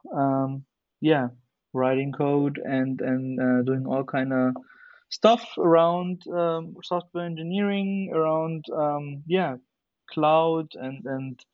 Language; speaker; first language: English; non-native, fluent; German